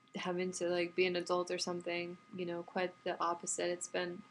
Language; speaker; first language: English; native; English